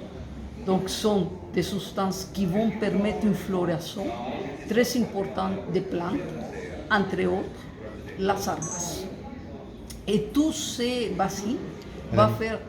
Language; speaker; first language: French; non-native, fluent; Spanish